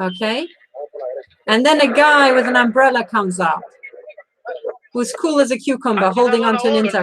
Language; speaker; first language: English; non-native, fluent; Romanian